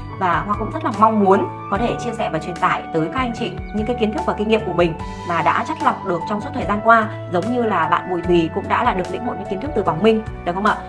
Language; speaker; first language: Vietnamese; native; Vietnamese